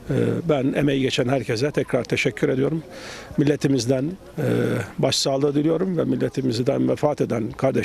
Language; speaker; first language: Turkish; native; Turkish